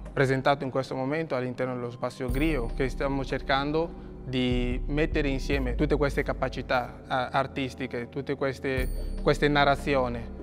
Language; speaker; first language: Italian; non-native, fluent; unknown